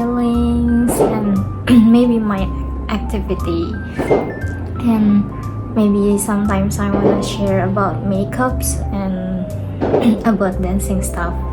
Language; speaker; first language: English; non-native, learner; Indonesian